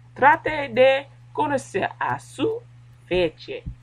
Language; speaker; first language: Spanish; non-native, learner; English